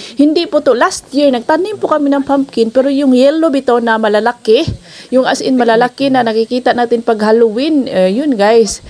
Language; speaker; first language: Filipino; non-native, local second language; Cebuano